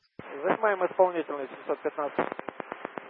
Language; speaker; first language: Russian; native; Russian